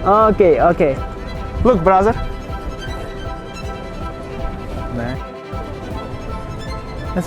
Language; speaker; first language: English; non-native, learner; Uzbek